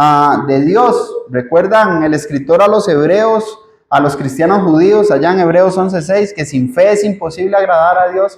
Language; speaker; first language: Spanish; native; Spanish